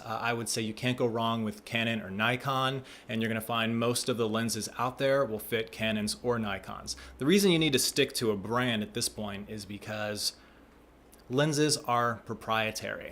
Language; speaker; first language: English; native; English